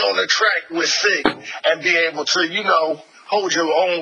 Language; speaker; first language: English; native; English